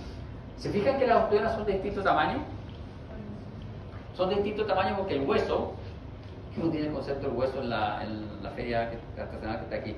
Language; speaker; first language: Spanish; native; Spanish